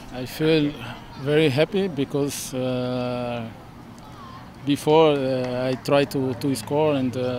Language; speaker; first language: English; non-native, learner; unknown